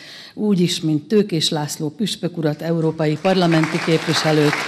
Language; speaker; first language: Hungarian; native; Hungarian